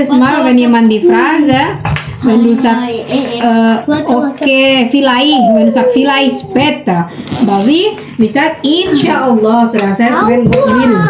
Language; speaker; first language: German; non-native, learner; Indonesian